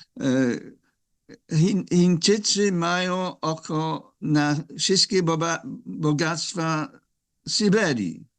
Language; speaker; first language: Polish; non-native, fluent; English